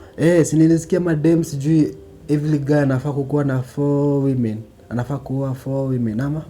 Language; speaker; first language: Swahili; native; Swahili